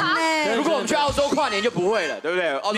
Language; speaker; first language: Chinese; native; Chinese